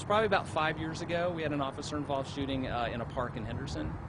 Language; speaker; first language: English; native; English